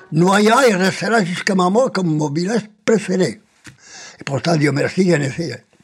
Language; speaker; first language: French; non-native, fluent; Spanish